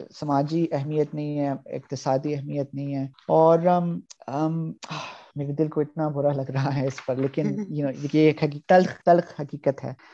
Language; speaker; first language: Urdu; early bilingual, heritage; Urdu